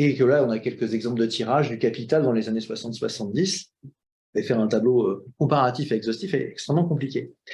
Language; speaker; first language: French; native; French